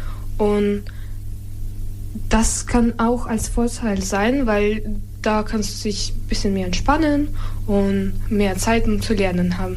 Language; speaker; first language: German; non-native, fluent; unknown